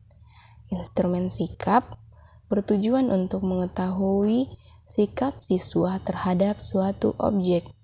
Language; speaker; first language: Indonesian; native; Indonesian